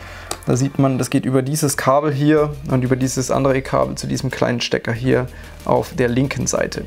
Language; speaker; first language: German; native; German